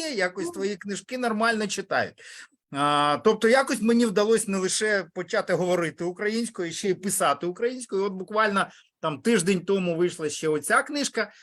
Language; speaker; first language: Ukrainian; non-native, local second language; Russian